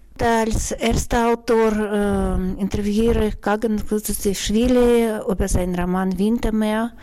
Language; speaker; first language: German; non-native, fluent; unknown